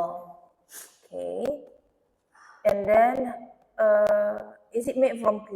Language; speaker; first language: English; non-native, local second language; Indonesian